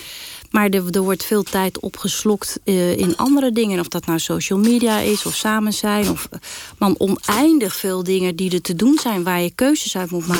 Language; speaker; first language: Dutch; native; Dutch